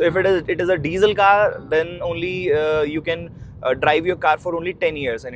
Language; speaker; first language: English; non-native, local second language; Hindi